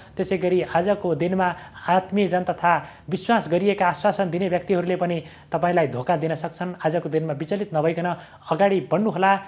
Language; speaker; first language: Nepali; native; Nepali